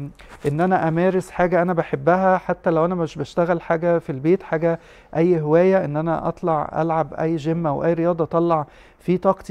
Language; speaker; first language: Arabic; native; Arabic